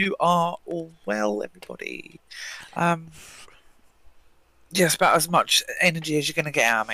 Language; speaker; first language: English; native; English